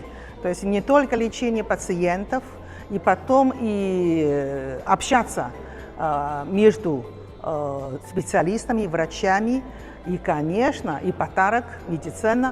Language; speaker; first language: Russian; non-native, fluent; Chinese